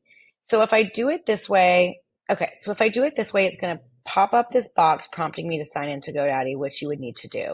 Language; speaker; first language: English; native; English